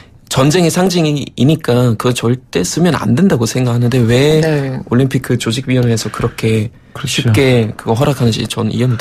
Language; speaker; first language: Korean; non-native, fluent; German